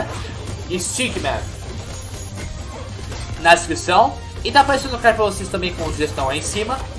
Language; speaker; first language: Portuguese; native; Portuguese